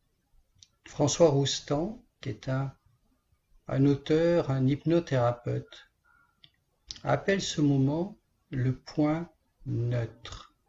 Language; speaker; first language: French; native; French